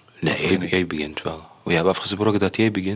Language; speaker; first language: Dutch; non-native, learner; Arabic